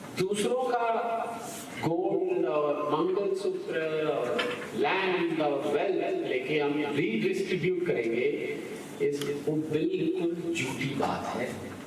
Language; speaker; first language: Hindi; non-native, local second language; Tamil